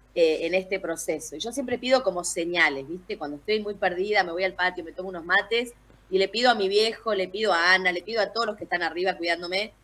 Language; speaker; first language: Spanish; native; Spanish